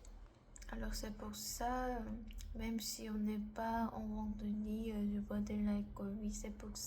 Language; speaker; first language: French; non-native, learner; Korean